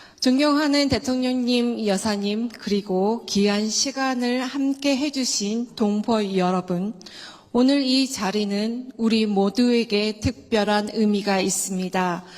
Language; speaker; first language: Korean; native; Korean